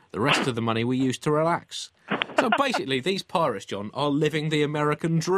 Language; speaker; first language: English; native; English